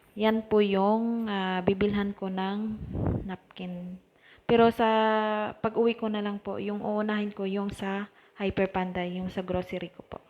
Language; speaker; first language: Filipino; non-native, local second language; Cebuano